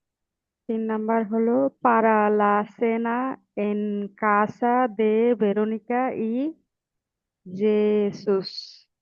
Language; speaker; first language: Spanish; non-native, learner; Bangla